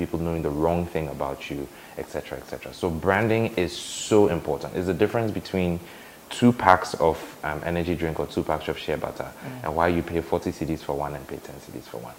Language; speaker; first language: English; non-native, local second language; Akan